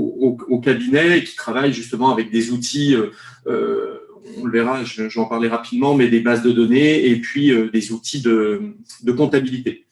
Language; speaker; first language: French; native; French